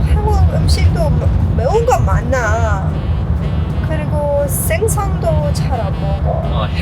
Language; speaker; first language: Korean; non-native, learner; Persian